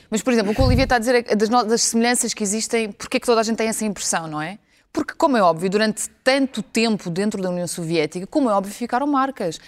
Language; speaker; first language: Portuguese; early bilingual, other home language; Ukrainian